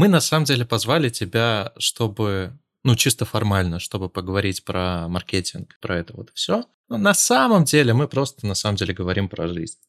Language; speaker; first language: Russian; native; Russian